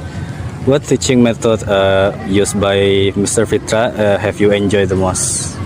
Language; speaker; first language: English; non-native, learner; Indonesian